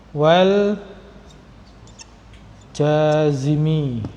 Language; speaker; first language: Arabic; non-native, fluent; Indonesian